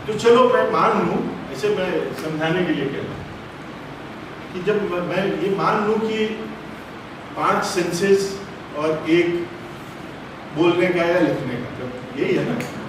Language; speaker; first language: Hindi; native; Hindi